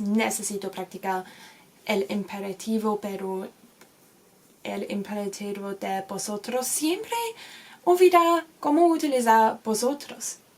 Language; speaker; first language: Spanish; non-native, learner; English